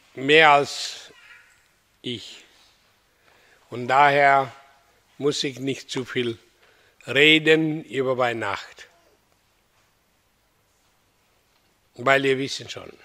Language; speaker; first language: German; non-native, learner; Hindi